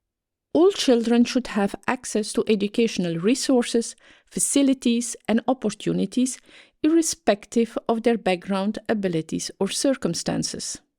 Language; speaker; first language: English; non-native, fluent; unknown